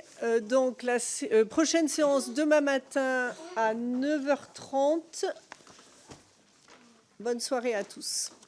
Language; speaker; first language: French; native; French